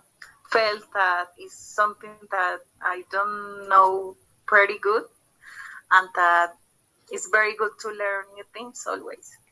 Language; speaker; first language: English; non-native, learner; Spanish